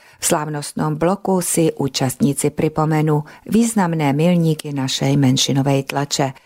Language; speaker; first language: Slovak; non-native, local second language; Hungarian